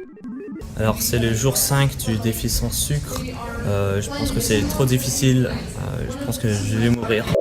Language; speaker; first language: French; non-native, learner; English